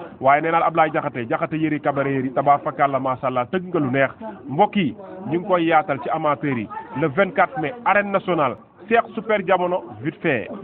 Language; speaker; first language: Wolof; native; Wolof